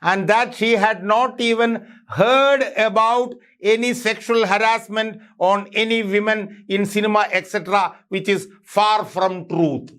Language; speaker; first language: English; non-native, local second language; Malayalam